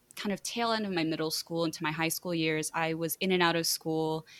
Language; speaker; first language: English; native; English